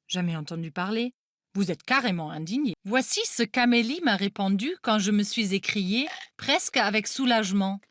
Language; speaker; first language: French; non-native, fluent; German